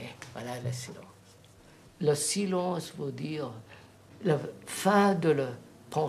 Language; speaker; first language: French; non-native, fluent; Telugu